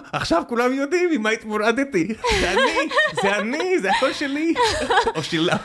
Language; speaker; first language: Hebrew; native; Hebrew